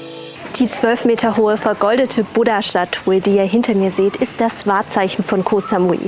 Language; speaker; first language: German; native; German